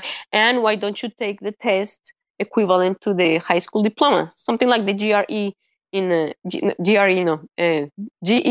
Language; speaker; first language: English; early bilingual, other home language; Spanish